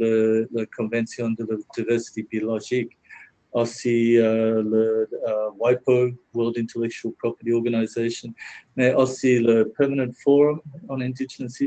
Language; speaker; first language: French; non-native, learner; English